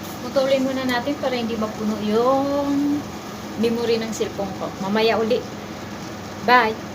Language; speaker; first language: Filipino; native; Filipino